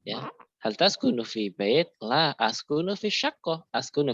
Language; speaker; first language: Arabic; non-native, fluent; Indonesian